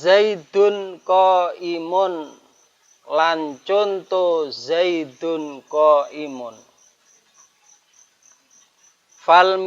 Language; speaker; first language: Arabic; non-native, fluent; Javanese